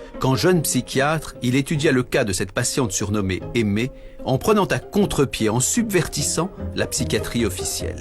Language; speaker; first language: French; native; French